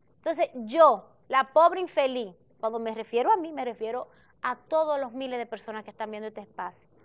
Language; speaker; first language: Spanish; native; Spanish